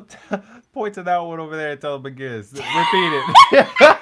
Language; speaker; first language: English; native; English